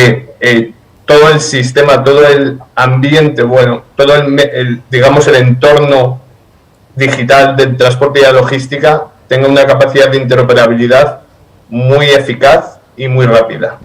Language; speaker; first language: Spanish; native; Spanish